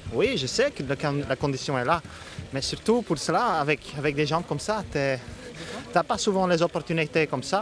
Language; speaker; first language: French; non-native, fluent; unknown